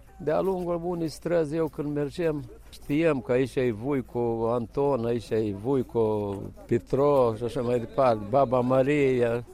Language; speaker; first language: Romanian; native; Romanian